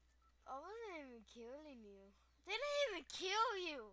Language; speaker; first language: English; native; English